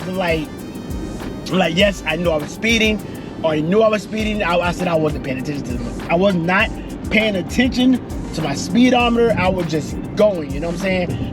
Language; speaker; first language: English; native; English